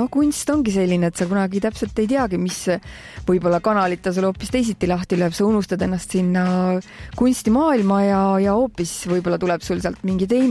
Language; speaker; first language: Estonian; native; Estonian